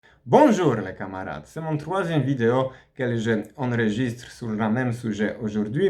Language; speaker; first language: French; non-native, learner; Polish